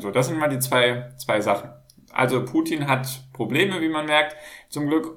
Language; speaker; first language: German; native; German